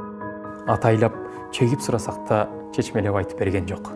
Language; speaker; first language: Kyrgyz; native; Kyrgyz